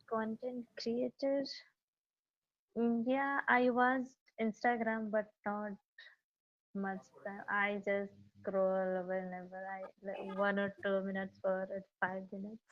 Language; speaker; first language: English; non-native, learner; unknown